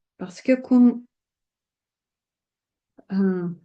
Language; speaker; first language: French; non-native, fluent; Russian